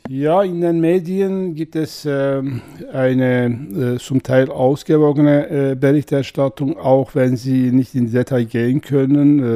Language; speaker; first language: German; non-native, fluent; Kurdish